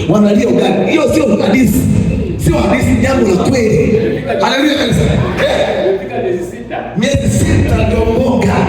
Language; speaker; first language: Swahili; non-native, local second language; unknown